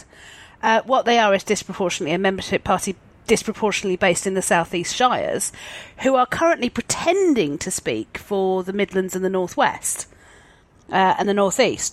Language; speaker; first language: English; native; English